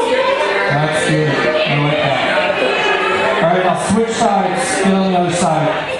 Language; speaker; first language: English; native; English